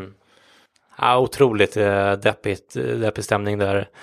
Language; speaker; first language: Swedish; native; Swedish